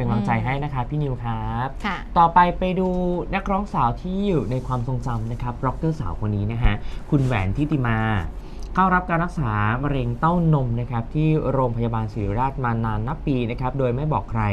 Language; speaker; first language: Thai; native; Thai